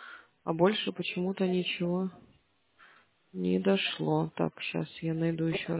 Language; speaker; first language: Russian; native; Russian